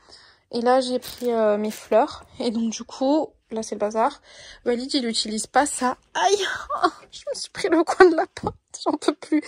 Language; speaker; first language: French; native; French